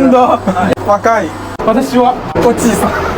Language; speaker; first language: Japanese; non-native, learner; Chinese